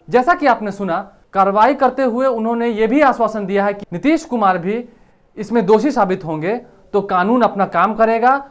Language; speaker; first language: Hindi; native; Hindi